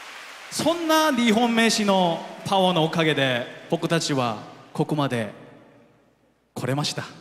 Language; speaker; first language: Japanese; non-native, fluent; Korean